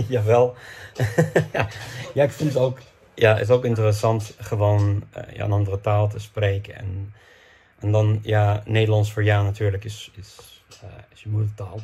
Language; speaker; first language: Dutch; non-native, fluent; English